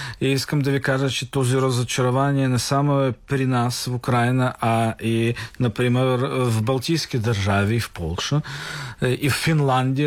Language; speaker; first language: Bulgarian; non-native, fluent; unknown